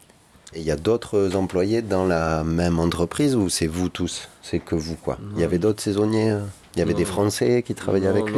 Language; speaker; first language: French; native; French